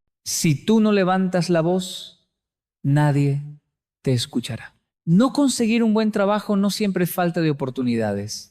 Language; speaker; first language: Spanish; native; Spanish